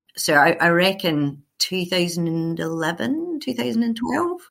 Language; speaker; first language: English; native; English